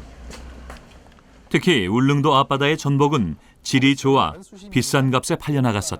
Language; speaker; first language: Korean; native; Korean